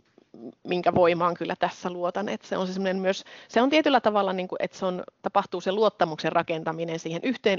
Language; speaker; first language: Finnish; native; Finnish